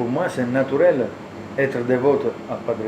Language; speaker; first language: French; non-native, learner; Italian